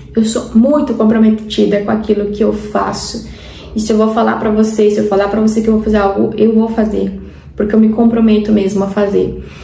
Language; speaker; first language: Portuguese; non-native, fluent; Spanish